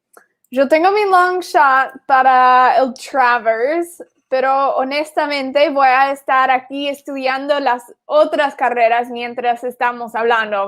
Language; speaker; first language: Spanish; non-native, fluent; English